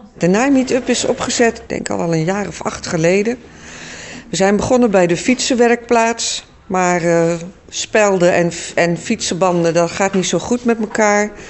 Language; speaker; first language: Dutch; native; Dutch